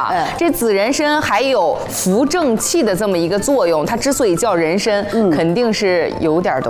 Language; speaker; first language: Chinese; native; Chinese